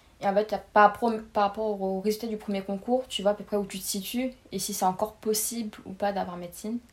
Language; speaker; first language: French; native; French